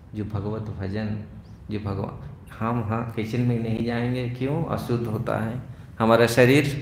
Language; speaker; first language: Hindi; non-native, local second language; Odia